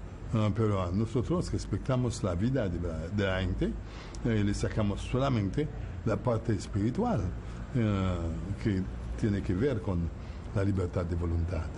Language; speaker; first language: Spanish; non-native, fluent; Haitian Creole